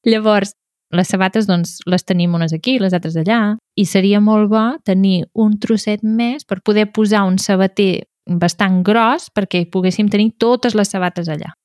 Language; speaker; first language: Catalan; native; Catalan